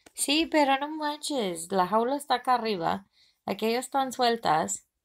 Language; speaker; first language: Spanish; early bilingual, other home language; English